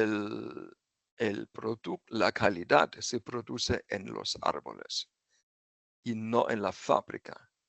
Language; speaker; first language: Spanish; non-native, fluent; German